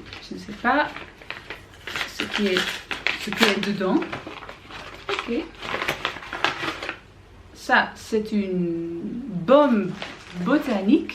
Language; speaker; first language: French; non-native, learner; Dutch